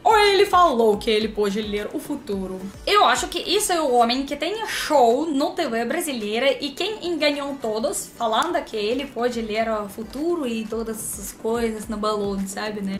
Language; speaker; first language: Portuguese; non-native, learner; Russian